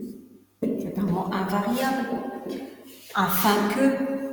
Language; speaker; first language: French; non-native, local second language; Arabic